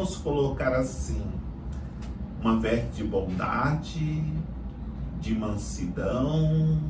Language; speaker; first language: Portuguese; native; Portuguese